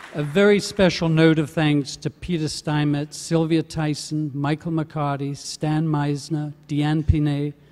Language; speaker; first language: English; native; English